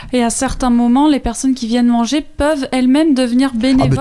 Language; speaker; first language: French; native; French